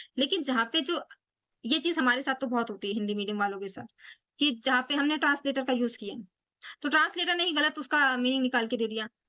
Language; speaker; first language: Hindi; native; Hindi